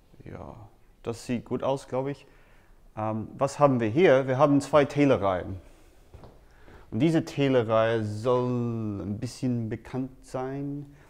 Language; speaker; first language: German; non-native, fluent; English